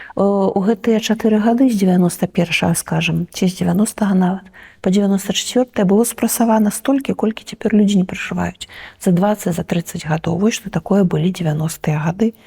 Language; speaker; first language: Belarusian; native; Belarusian